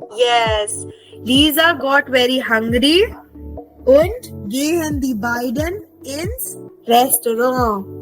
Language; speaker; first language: German; non-native, fluent; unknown